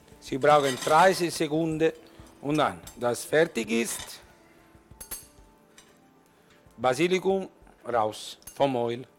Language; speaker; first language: German; non-native, learner; Italian